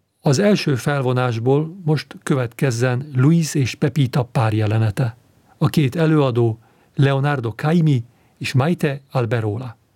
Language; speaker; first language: Hungarian; native; Hungarian